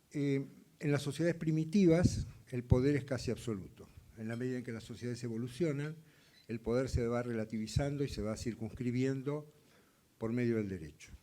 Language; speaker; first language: Spanish; native; Spanish